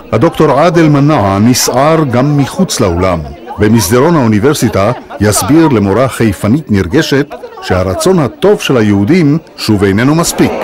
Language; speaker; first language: Hebrew; native; Hebrew